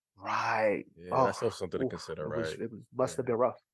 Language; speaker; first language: English; early bilingual, other home language; Haitian Creole